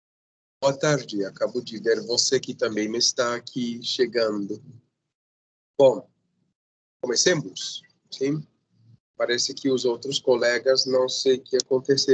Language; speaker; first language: Portuguese; non-native, fluent; Spanish